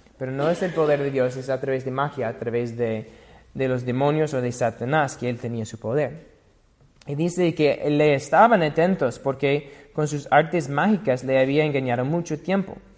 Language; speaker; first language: Spanish; non-native, fluent; English